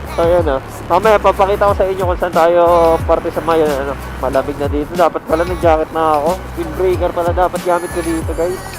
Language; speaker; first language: Filipino; non-native, local second language; Bikol